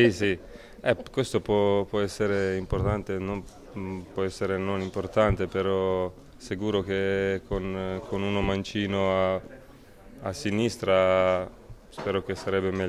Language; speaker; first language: Italian; non-native, learner; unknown